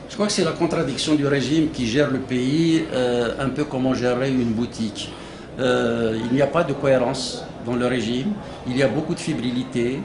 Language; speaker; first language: French; non-native, local second language; Kabyle